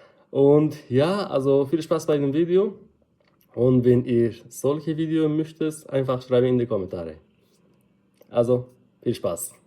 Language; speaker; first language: German; non-native, fluent; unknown